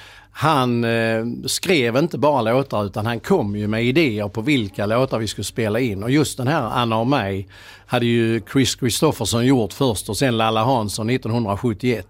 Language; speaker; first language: Swedish; native; Swedish